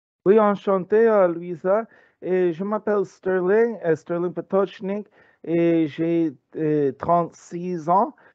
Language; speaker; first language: French; non-native, learner; English